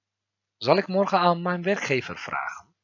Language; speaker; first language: Dutch; non-native, fluent; Turkish